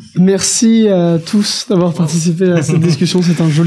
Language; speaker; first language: French; native; French